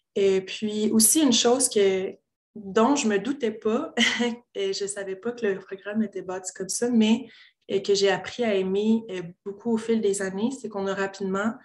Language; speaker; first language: French; native; French